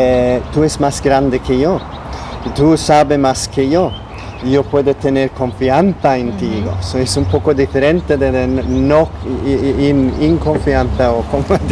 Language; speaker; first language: Spanish; non-native, learner; Swedish